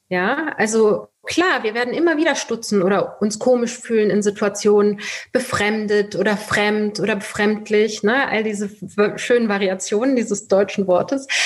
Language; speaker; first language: German; early bilingual, other home language; Persian